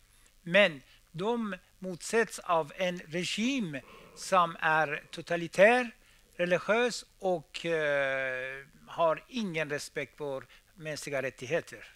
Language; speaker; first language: Swedish; non-native, fluent; Persian